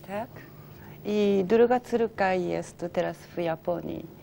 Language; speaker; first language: Polish; non-native, learner; Japanese